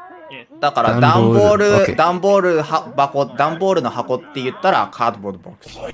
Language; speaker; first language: Japanese; native; Japanese